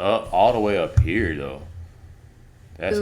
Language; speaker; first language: English; native; English